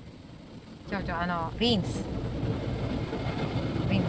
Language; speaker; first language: Japanese; non-native, learner; Filipino